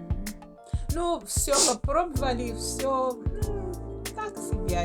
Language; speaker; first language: Russian; non-native, learner; English